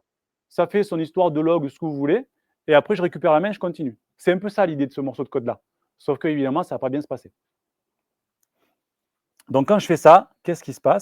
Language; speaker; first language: French; native; French